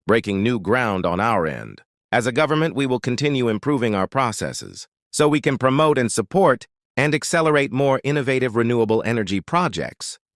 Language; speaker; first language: English; non-native, local second language; Filipino